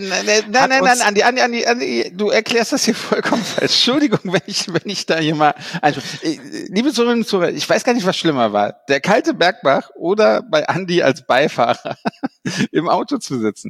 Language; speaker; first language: German; native; German